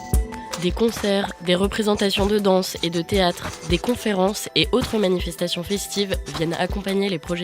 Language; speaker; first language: French; native; French